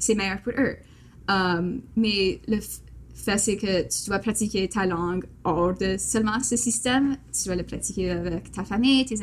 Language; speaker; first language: French; native; French